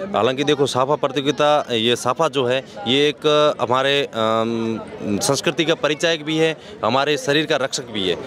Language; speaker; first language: Hindi; native; Hindi